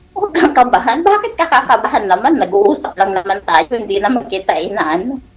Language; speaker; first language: Filipino; non-native, local second language; Kinaray-a